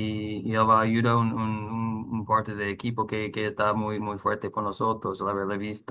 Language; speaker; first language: Spanish; non-native, learner; English